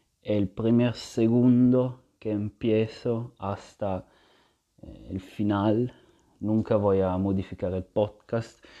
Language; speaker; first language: Spanish; non-native, fluent; Italian